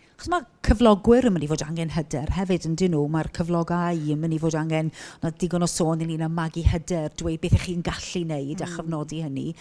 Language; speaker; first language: Welsh; native; Welsh